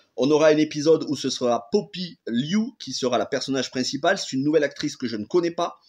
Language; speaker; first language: French; native; French